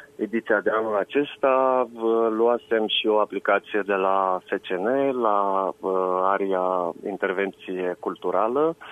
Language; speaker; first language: Romanian; native; Romanian